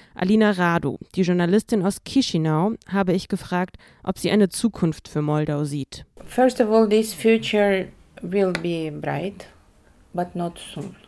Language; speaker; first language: German; non-native, fluent; Russian